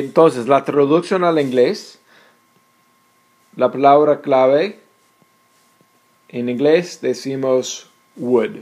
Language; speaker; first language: Spanish; non-native, fluent; English